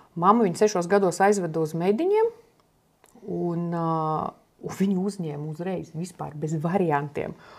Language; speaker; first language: Latvian; non-native, local second language; Russian